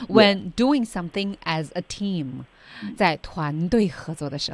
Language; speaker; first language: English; non-native, fluent; Chinese